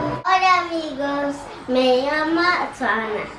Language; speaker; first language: Spanish; early bilingual, heritage; Turkish